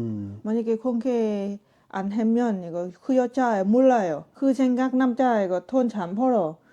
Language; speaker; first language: Korean; non-native, learner; Lao